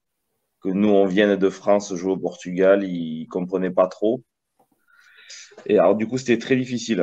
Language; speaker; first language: French; early bilingual, other home language; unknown